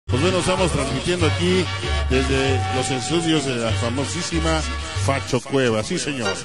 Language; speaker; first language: Spanish; native; Spanish